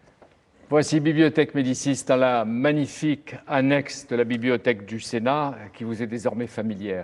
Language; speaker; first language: French; native; French